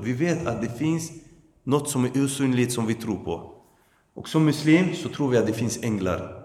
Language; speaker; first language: Swedish; early bilingual, other home language; Arabic